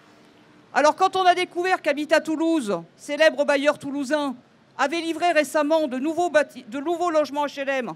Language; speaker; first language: French; native; French